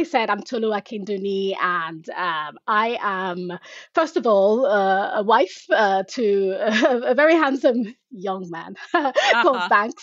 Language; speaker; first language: English; non-native, local second language; Yoruba